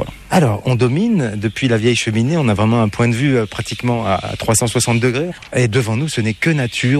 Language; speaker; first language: French; native; French